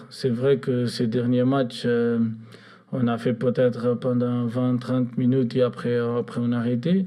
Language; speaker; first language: French; non-native, fluent; Portuguese